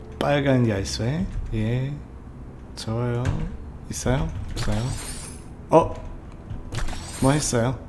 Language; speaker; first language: Korean; non-native, learner; English